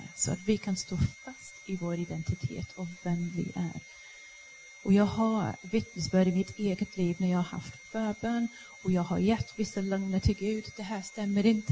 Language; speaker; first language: Swedish; non-native, fluent; English